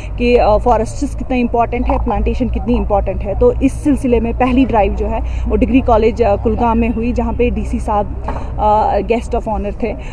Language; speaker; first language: Urdu; non-native, local second language; Kashmiri